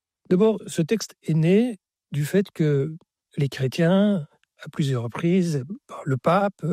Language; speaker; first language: French; native; French